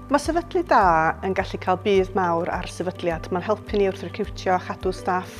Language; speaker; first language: Welsh; native; Welsh